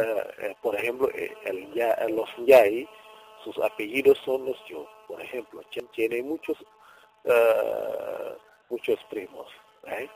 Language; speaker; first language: Spanish; non-native, fluent; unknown